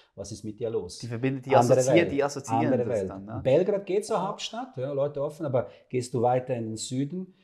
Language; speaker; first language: German; non-native, fluent; Serbian